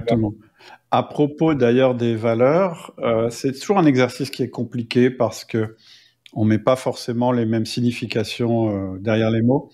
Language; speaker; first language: French; native; French